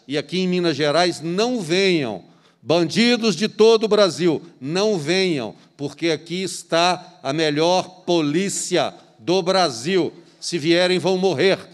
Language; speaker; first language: Portuguese; native; Portuguese